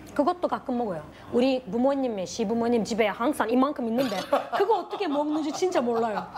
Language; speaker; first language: Korean; non-native, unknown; Turkish